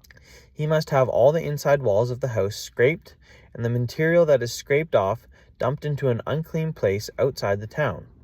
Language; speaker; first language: English; native; English